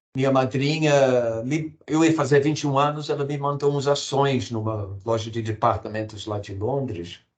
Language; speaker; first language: Portuguese; non-native, fluent; English